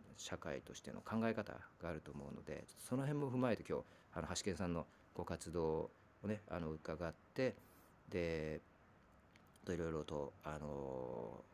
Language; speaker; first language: Japanese; native; Japanese